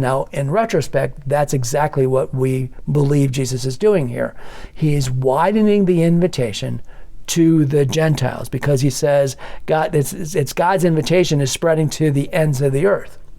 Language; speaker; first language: English; native; English